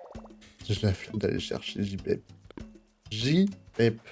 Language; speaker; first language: French; native; French